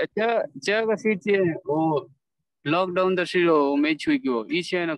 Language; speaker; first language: Chinese; non-native, learner; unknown